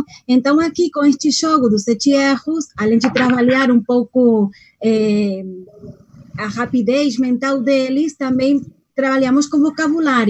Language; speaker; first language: Portuguese; non-native, fluent; Spanish